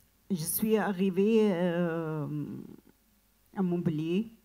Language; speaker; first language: French; non-native, learner; Arabic